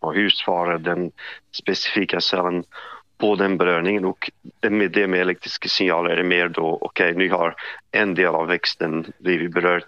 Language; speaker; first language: Swedish; non-native, fluent; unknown